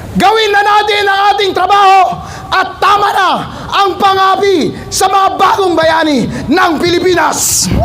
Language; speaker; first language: Filipino; non-native, local second language; Iloko